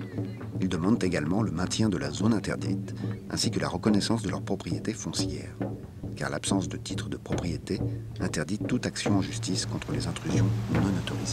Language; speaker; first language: French; native; French